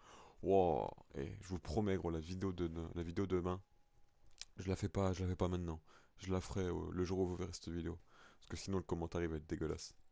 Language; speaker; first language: French; native; French